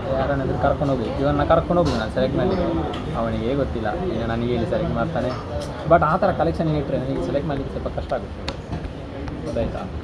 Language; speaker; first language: Kannada; non-native, local second language; Tulu